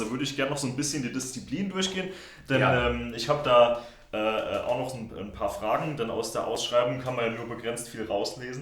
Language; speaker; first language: German; native; German